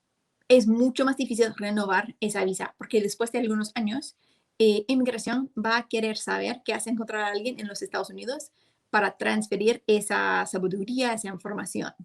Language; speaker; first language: Spanish; non-native, fluent; English